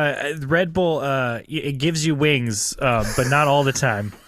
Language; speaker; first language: English; native; English